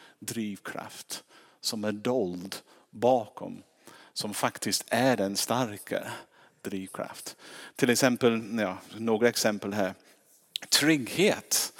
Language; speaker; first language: Swedish; non-native, fluent; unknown